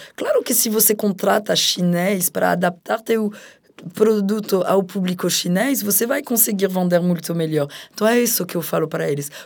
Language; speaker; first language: Portuguese; non-native, fluent; French